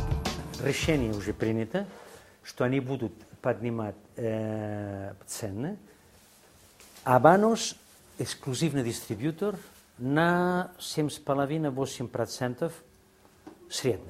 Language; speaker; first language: Russian; non-native, fluent; Spanish